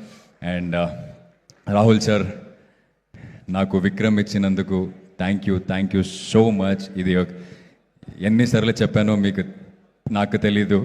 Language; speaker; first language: Telugu; non-native, fluent; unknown